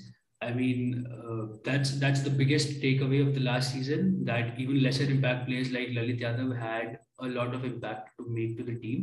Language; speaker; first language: English; non-native, local second language; Hindi